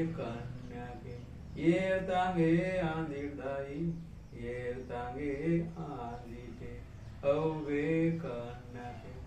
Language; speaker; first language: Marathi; non-native, local second language; Gondi